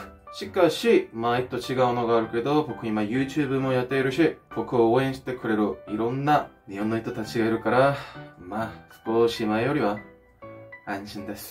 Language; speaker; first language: Japanese; non-native, fluent; Korean